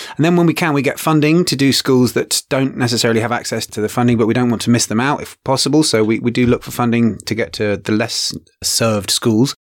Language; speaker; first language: English; native; English